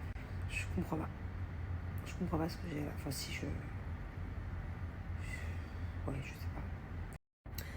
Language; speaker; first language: French; native; French